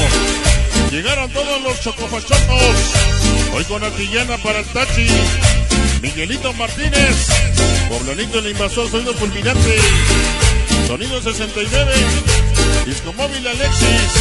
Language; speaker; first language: Spanish; native; Spanish